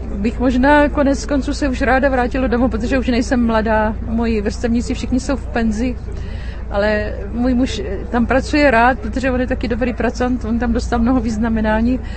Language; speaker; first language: Czech; native; Czech